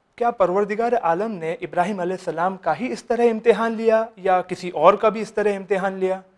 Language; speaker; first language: Urdu; native; Urdu